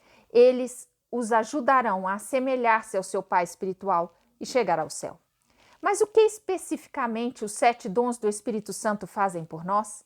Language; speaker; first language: Portuguese; native; Portuguese